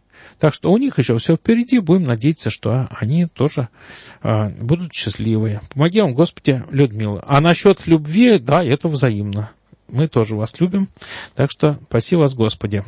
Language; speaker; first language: Russian; native; Russian